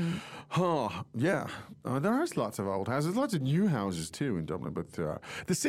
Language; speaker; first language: English; native; English